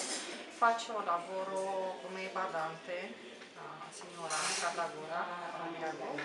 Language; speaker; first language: Italian; non-native, fluent; Romanian